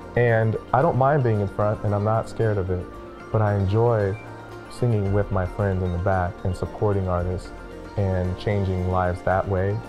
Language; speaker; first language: English; native; English